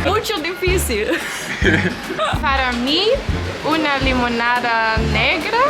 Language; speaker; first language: Spanish; non-native, learner; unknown